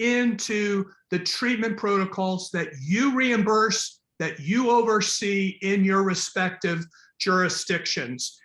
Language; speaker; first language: English; native; English